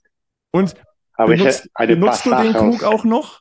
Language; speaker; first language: German; native; German